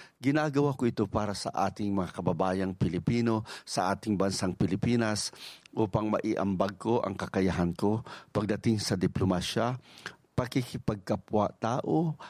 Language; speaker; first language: Filipino; native; Filipino